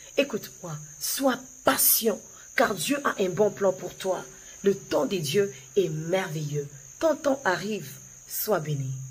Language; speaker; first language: French; non-native, local second language; Lingala